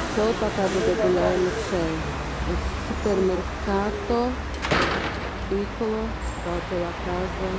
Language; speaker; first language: Italian; non-native, learner; Portuguese